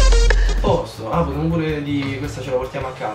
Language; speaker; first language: Italian; native; Italian